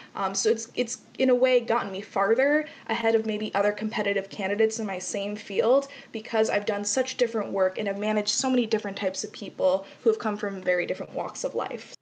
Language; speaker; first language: English; native; English